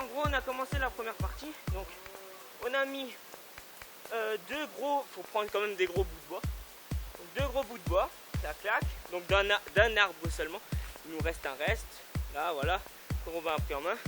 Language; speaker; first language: French; native; French